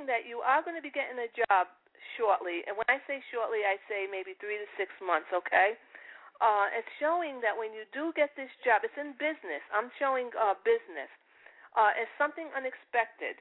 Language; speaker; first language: English; early bilingual, other home language; Italian